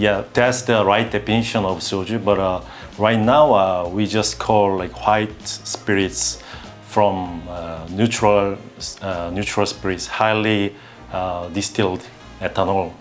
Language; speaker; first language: English; non-native, learner; Korean